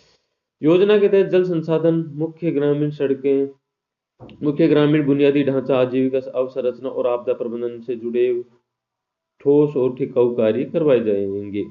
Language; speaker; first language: Hindi; native; Hindi